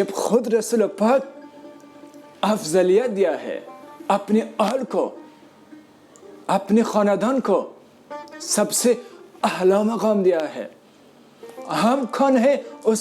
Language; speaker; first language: Urdu; non-native, fluent; Persian